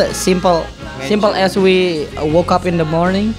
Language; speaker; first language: English; non-native, learner; Indonesian